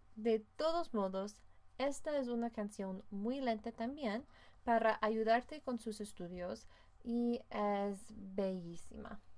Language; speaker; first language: Spanish; non-native, fluent; English